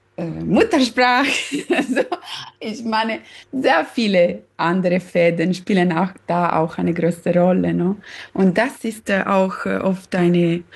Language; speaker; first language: German; non-native, fluent; Italian